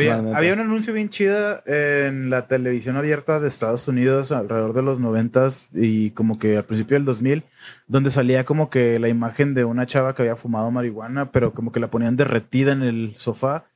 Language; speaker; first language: Spanish; native; Spanish